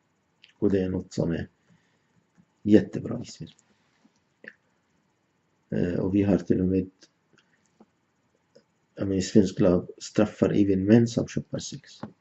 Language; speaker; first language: Swedish; non-native, fluent; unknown